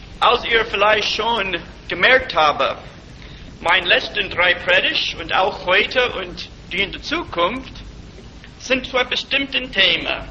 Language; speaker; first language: German; non-native, fluent; English